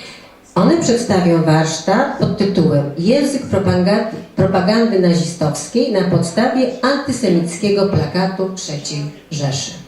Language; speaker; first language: Polish; native; Polish